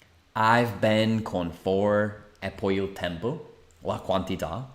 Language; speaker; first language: Italian; non-native, fluent; English